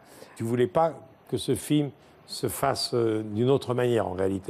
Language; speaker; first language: French; native; French